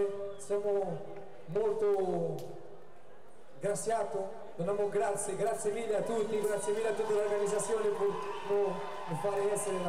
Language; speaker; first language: Italian; non-native, learner; Portuguese